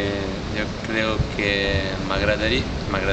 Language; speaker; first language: Catalan; non-native, learner; Italian